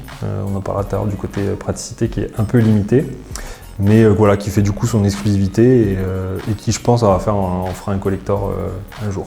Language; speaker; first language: French; native; French